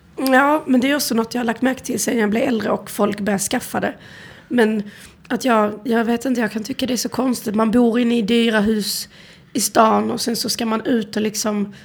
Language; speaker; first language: Swedish; native; Swedish